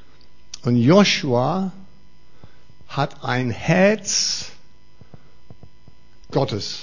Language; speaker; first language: German; non-native, fluent; English